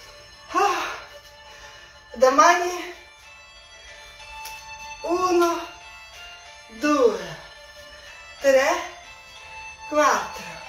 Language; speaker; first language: Italian; non-native, learner; Russian